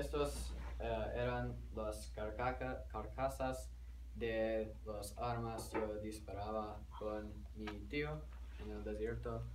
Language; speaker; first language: Spanish; non-native, learner; English